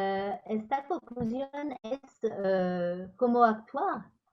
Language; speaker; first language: Spanish; non-native, learner; French